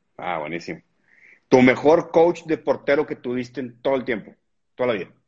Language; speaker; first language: Spanish; native; Spanish